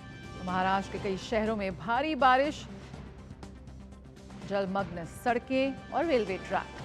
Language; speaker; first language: Hindi; native; Hindi